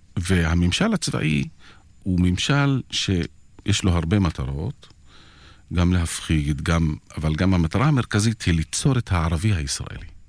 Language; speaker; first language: Hebrew; non-native, local second language; Arabic